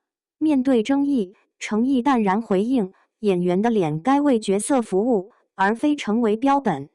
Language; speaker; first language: Chinese; native; Chinese